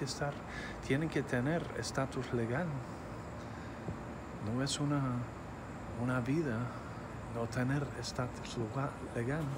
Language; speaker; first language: Spanish; non-native, fluent; English